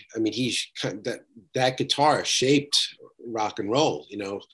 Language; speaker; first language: English; native; English